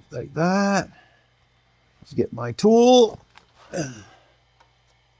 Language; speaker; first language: English; native; English